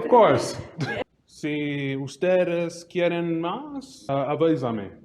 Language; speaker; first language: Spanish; non-native, learner; English